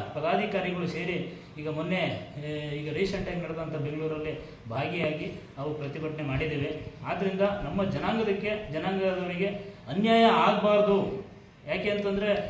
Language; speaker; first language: Kannada; non-native, local second language; Lambadi